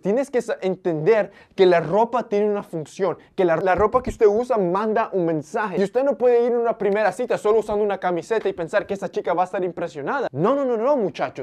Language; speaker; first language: Spanish; early bilingual, heritage; Spanish